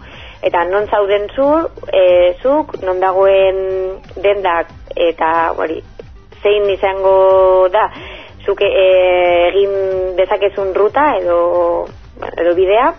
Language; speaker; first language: Basque; non-native, local second language; Spanish